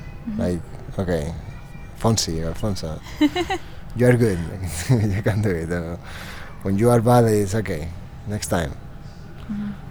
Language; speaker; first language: English; non-native, fluent; Spanish